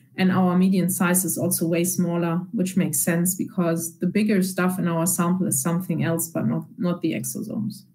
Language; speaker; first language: English; non-native, fluent; German